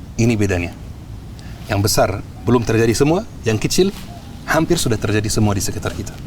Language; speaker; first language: Indonesian; non-native, fluent; Arabic